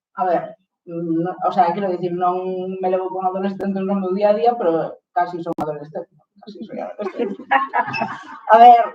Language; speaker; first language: Galician; non-native, local second language; Spanish